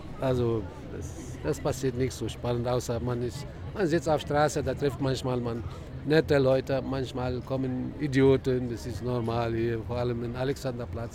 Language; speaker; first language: German; non-native, fluent; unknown